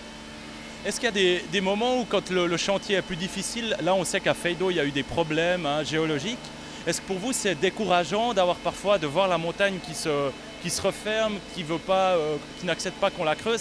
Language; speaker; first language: French; native; French